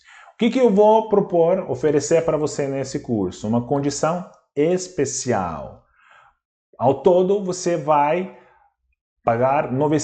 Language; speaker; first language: Portuguese; non-native, fluent; Russian